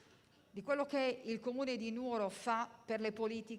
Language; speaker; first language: Italian; native; Italian